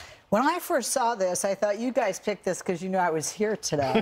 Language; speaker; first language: English; native; English